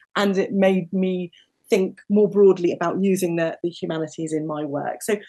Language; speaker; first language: English; native; English